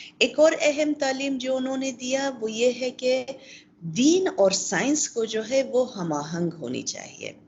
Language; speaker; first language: Urdu; non-native, local second language; Pashto